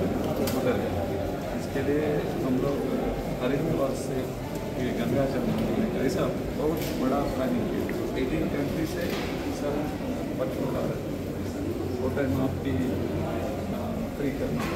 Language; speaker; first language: Hindi; non-native, local second language; Kannada